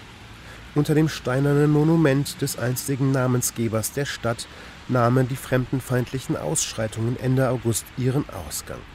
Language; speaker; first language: German; native; German